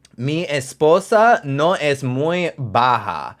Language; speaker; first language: Spanish; non-native, learner; English